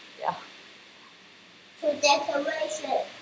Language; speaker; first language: English; non-native, learner; Chinese